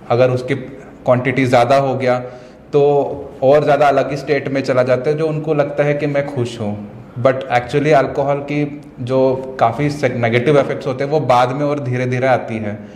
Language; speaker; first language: Hindi; non-native, local second language; Kannada